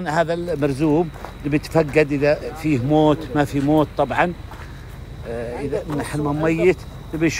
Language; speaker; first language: Arabic; native; Arabic